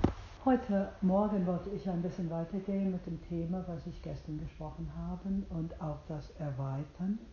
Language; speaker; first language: German; non-native, fluent; English